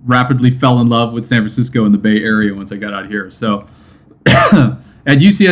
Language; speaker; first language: English; native; English